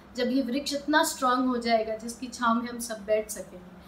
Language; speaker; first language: Hindi; native; Hindi